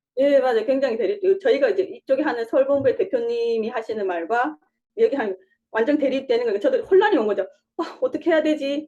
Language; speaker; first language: Korean; native; Korean